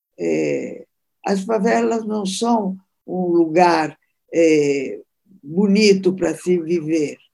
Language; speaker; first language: Portuguese; early bilingual, other home language; Italian